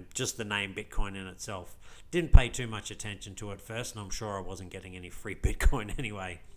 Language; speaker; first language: English; native; English